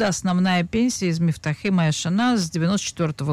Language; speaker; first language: Russian; native; Russian